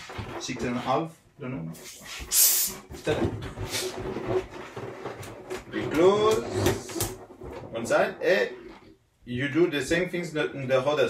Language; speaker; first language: English; non-native, learner; Italian